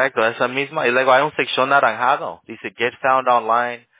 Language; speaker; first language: Spanish; early bilingual, heritage; Spanish